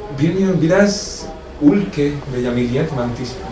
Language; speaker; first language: Turkish; non-native, learner; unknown